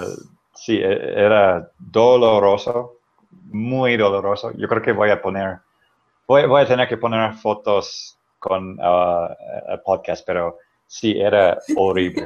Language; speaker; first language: Spanish; non-native, fluent; English